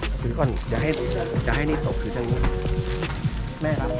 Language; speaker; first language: Thai; native; Thai